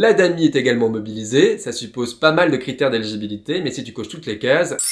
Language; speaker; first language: French; native; French